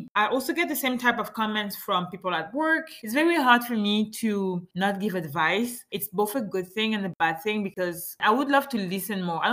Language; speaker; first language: English; non-native, fluent; French